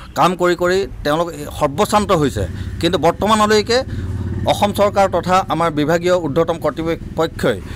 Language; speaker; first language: Assamese; native; Assamese